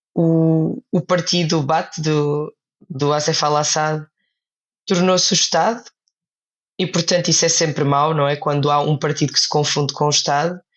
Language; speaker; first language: Portuguese; native; Portuguese